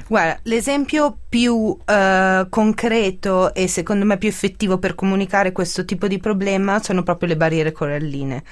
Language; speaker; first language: Italian; native; Italian